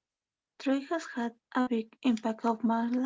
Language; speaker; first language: English; non-native, learner; Spanish